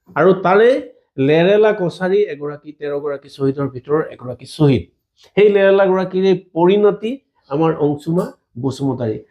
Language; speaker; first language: Assamese; native; Assamese